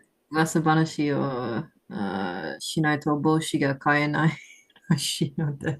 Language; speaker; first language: Japanese; non-native, learner; English